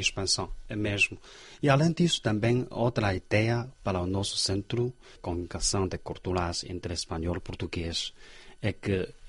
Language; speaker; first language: Portuguese; non-native, fluent; Chinese